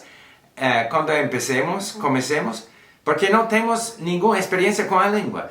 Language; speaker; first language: Portuguese; non-native, learner; English